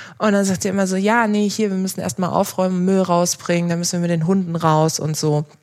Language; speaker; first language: German; early bilingual, other home language; Turkish